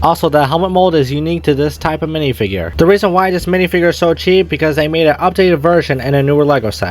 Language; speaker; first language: English; native; English